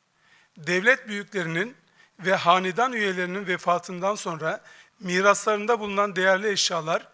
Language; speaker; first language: Turkish; native; Turkish